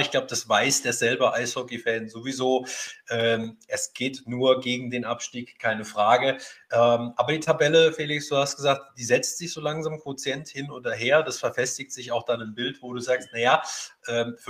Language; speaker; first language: German; native; German